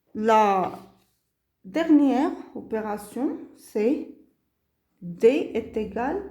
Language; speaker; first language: French; non-native, local second language; Arabic